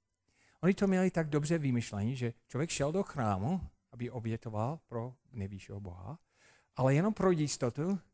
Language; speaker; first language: Czech; non-native, fluent; English